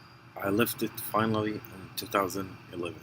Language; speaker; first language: English; non-native, fluent; Arabic